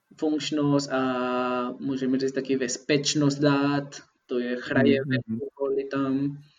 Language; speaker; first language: Czech; non-native, learner; Spanish